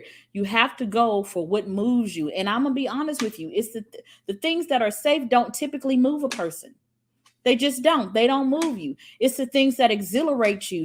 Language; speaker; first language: English; native; English